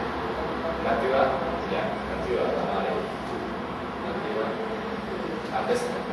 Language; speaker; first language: German; non-native, learner; Japanese